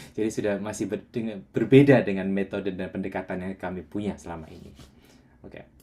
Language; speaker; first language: Indonesian; non-native, local second language; Javanese